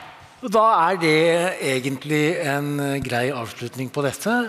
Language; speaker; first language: Norwegian; native; Norwegian